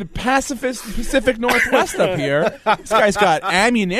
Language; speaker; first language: English; native; English